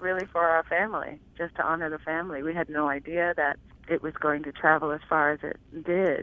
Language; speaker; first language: English; native; English